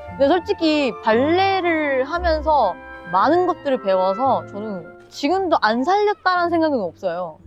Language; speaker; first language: Korean; non-native, fluent; Japanese